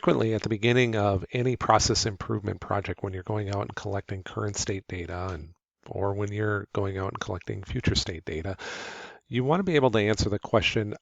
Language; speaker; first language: English; native; English